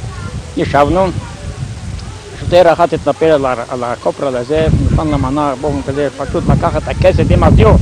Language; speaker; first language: Hebrew; non-native, fluent; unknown